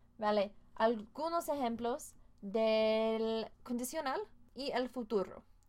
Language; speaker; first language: Spanish; non-native, fluent; English